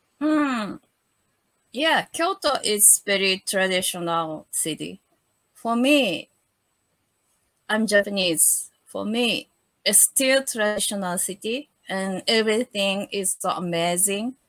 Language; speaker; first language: English; non-native, learner; Japanese